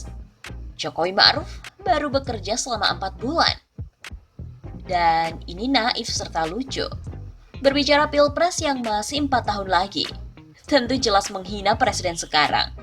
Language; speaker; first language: Indonesian; native; Indonesian